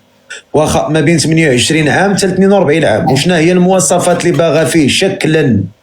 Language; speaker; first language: Arabic; native; Arabic